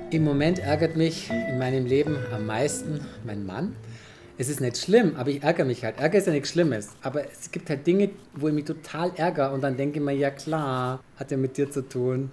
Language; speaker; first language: German; early bilingual, other home language; Romanian